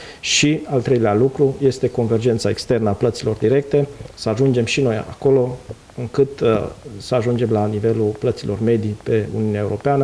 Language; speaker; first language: Romanian; native; Romanian